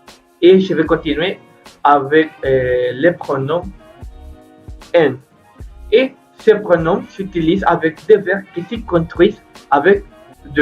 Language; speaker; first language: French; non-native, learner; Spanish